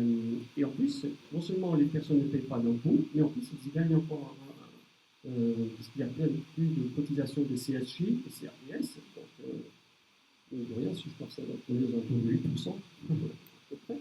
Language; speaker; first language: French; native; French